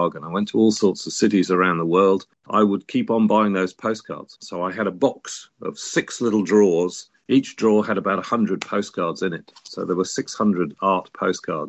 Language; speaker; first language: English; native; English